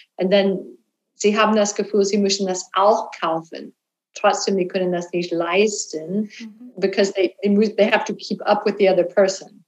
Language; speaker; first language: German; non-native, learner; English